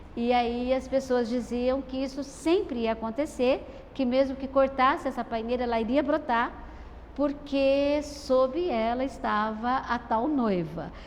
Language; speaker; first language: Portuguese; native; Portuguese